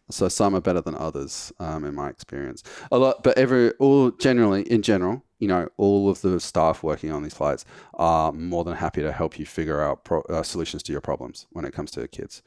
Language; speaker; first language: English; native; English